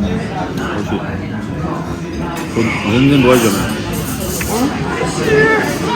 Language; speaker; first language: Japanese; non-native, fluent; French